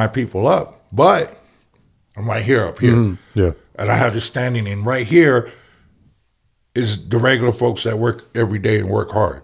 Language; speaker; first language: English; native; English